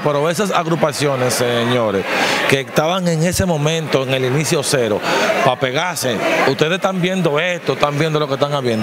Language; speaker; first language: Spanish; native; Spanish